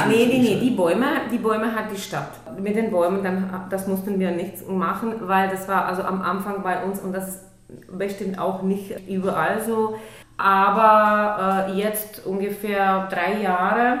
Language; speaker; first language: German; non-native, local second language; Czech